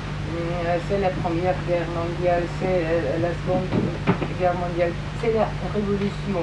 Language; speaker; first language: French; non-native, fluent; Russian